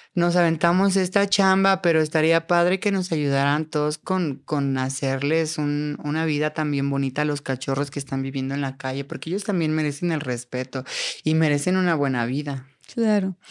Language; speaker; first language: Spanish; native; Spanish